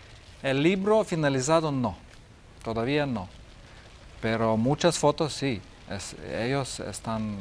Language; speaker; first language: Spanish; non-native, learner; Lithuanian